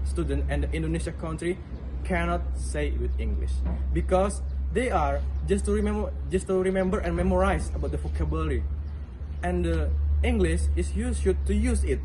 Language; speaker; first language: English; non-native, learner; Indonesian